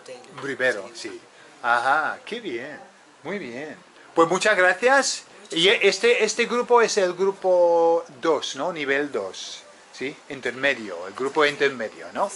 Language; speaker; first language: Spanish; native; Spanish